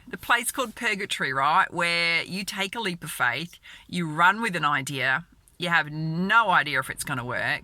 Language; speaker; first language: English; native; English